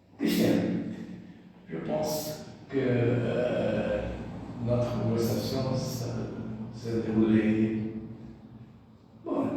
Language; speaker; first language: French; non-native, learner; Portuguese